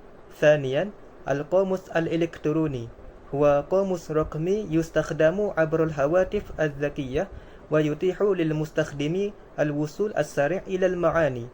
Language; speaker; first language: Arabic; non-native, learner; Malay